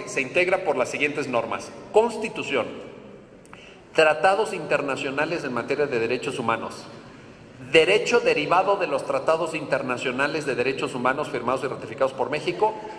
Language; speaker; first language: Spanish; native; Spanish